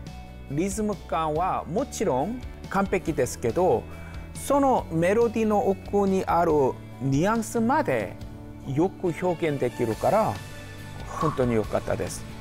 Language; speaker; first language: Japanese; non-native, fluent; Korean